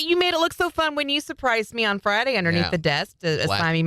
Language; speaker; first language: English; native; English